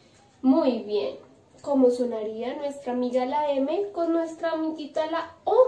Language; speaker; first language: Spanish; native; Spanish